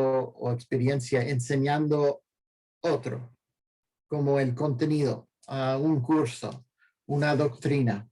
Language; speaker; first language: Spanish; non-native, fluent; English